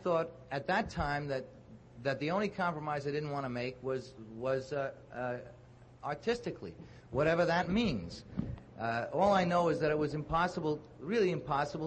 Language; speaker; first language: English; native; English